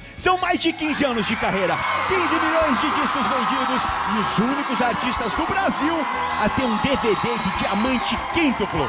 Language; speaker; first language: Portuguese; native; Portuguese